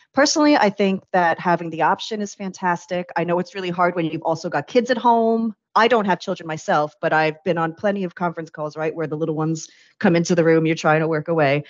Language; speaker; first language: English; native; English